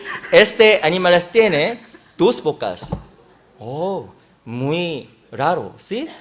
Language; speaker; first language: Spanish; non-native, learner; Korean